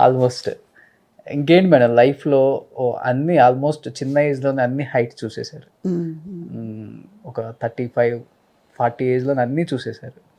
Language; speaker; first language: Telugu; native; Telugu